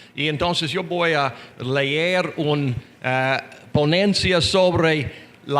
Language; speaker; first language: Spanish; non-native, learner; English